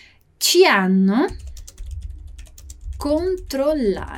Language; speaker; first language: Italian; non-native, fluent; Portuguese